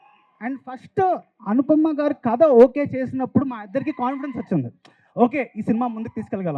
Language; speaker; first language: Telugu; native; Telugu